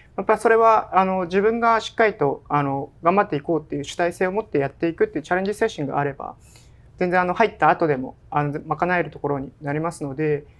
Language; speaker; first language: Japanese; native; Japanese